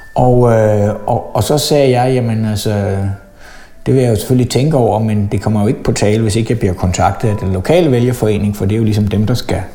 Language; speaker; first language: Danish; native; Danish